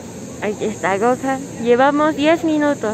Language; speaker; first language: Spanish; native; Spanish